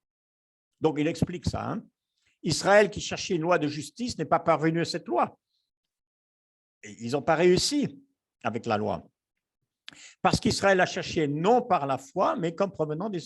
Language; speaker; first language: French; native; French